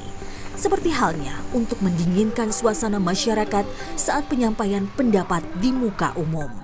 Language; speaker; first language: Indonesian; native; Indonesian